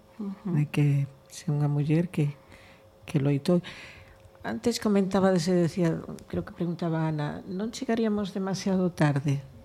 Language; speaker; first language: Galician; native; Galician